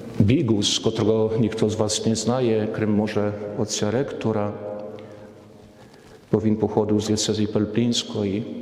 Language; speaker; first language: Polish; non-native, learner; Ukrainian